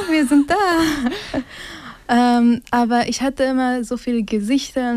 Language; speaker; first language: German; non-native, fluent; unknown